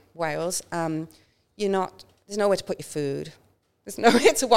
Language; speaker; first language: English; native; English